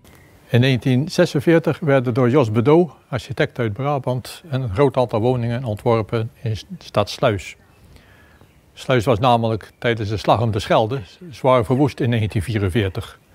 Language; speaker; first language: Dutch; native; Dutch